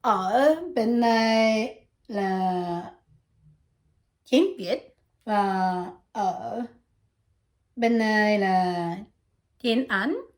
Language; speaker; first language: Vietnamese; non-native, learner; French